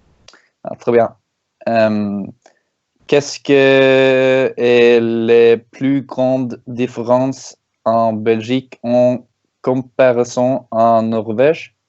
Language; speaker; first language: French; non-native, learner; Norwegian